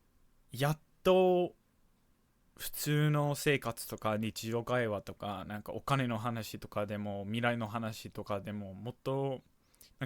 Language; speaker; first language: Japanese; non-native, fluent; English